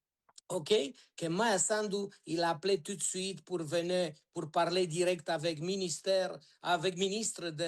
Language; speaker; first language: French; non-native, learner; Romanian